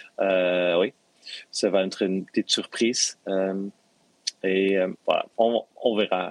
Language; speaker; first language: French; non-native, local second language; Dutch